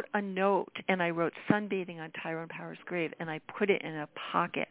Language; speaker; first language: English; native; English